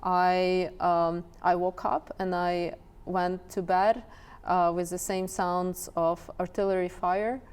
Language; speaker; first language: English; non-native, fluent; Ukrainian